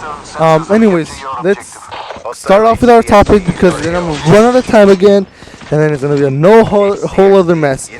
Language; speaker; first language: English; native; English